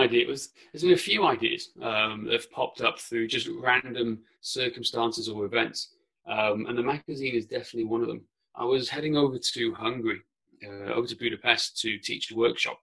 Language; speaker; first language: English; non-native, local second language; Welsh